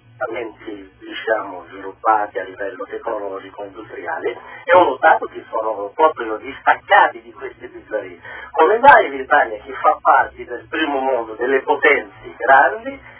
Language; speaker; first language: Italian; non-native, fluent; Arabic